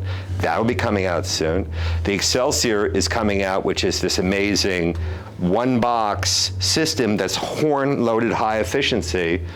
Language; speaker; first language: English; native; English